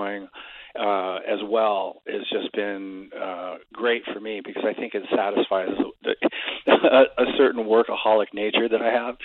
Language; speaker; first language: English; native; English